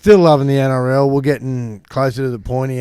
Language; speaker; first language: English; native; English